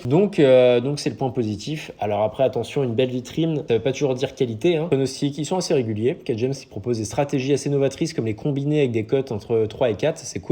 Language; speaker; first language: French; native; French